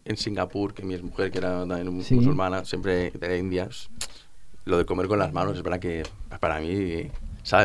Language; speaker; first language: Spanish; native; Spanish